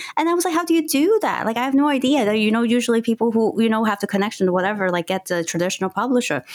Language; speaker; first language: English; non-native, local second language; Cantonese